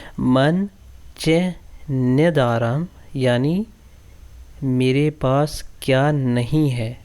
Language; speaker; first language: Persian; non-native, fluent; Urdu